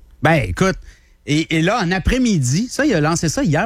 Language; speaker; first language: French; native; French